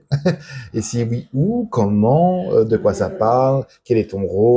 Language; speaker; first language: French; native; French